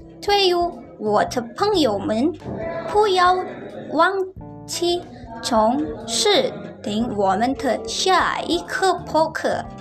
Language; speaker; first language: Chinese; non-native, learner; Indonesian